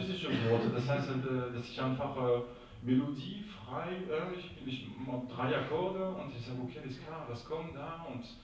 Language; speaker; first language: German; non-native, local second language; French